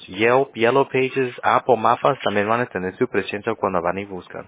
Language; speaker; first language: Spanish; early bilingual, heritage; Spanish